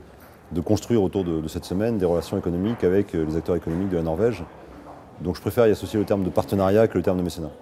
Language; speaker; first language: French; native; French